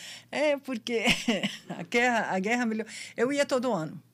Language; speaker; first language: Portuguese; non-native, fluent; Arabic